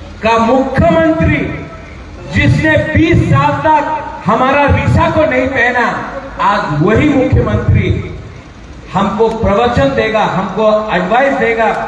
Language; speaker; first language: Hindi; non-native, local second language; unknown